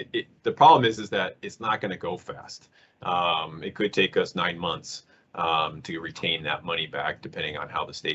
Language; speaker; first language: English; native; English